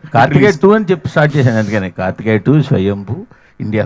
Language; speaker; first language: Telugu; native; Telugu